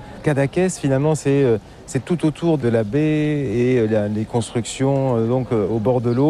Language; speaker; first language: French; native; French